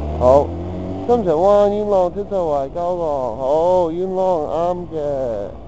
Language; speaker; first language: Cantonese; non-native, learner; English